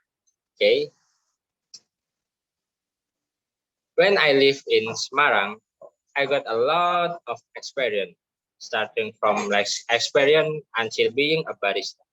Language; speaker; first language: English; non-native, learner; Indonesian